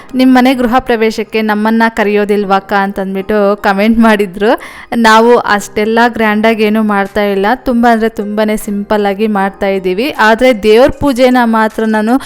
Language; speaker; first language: Kannada; non-native, local second language; Telugu